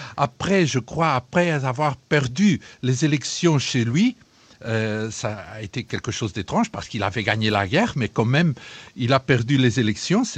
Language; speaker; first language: French; non-native, fluent; Portuguese